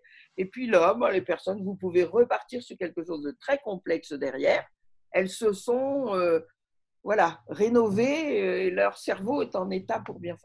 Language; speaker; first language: French; native; French